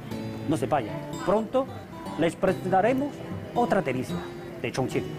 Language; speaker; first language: Spanish; non-native, fluent; Chinese